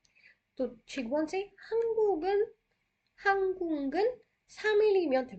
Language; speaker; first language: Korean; non-native, fluent; Hindi